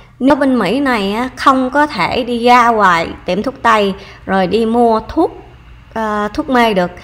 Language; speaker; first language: Vietnamese; early bilingual, heritage; Vietnamese